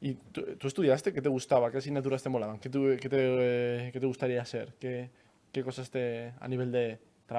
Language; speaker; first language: Spanish; native; Spanish